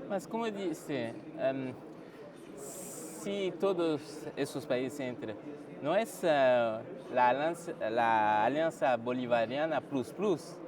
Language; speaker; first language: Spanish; non-native, learner; French